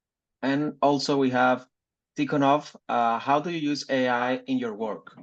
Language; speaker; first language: English; non-native, fluent; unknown